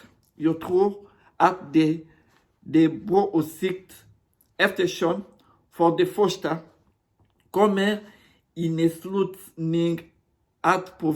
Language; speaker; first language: Swedish; non-native, learner; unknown